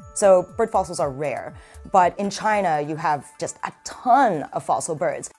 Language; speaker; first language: English; native; English